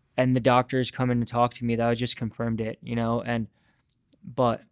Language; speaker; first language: English; native; English